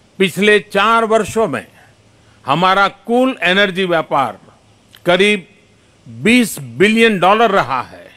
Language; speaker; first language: Hindi; non-native, local second language; Gujarati